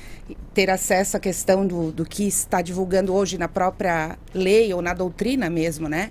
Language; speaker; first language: Portuguese; native; Portuguese